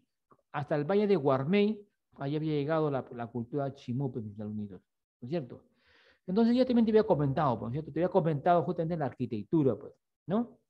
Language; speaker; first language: Spanish; native; Spanish